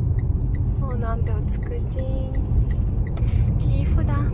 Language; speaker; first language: Japanese; non-native, fluent; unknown